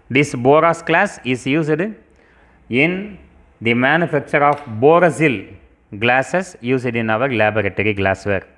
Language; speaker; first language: English; non-native, local second language; Tamil